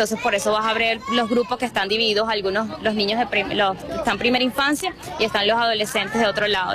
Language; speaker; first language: Spanish; native; Spanish